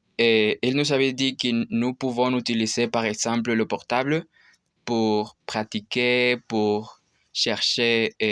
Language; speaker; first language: French; non-native, learner; Spanish